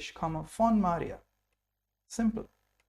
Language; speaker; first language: German; non-native, fluent; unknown